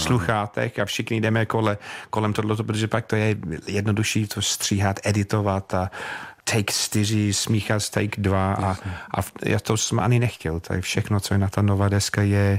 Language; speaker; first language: Czech; non-native, learner; English